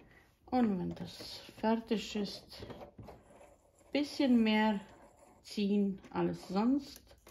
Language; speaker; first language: German; non-native, fluent; Croatian